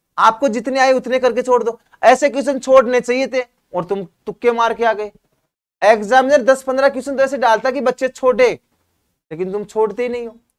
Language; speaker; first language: Hindi; native; Hindi